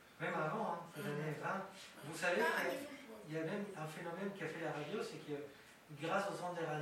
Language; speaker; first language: French; native; French